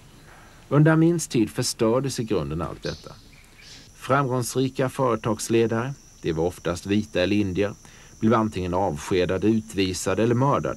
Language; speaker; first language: Swedish; native; Swedish